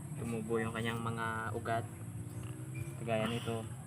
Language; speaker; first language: Filipino; non-native, local second language; Hiligaynon